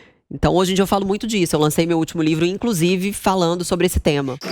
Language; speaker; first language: Portuguese; native; Portuguese